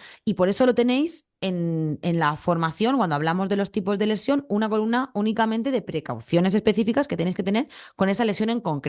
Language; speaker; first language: Spanish; native; Spanish